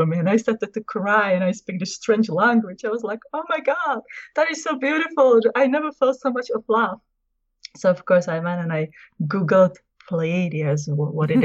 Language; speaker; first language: English; non-native, fluent; Czech